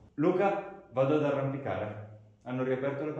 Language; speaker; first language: Italian; native; Italian